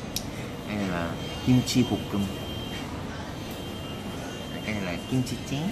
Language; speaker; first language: Vietnamese; non-native, learner; Korean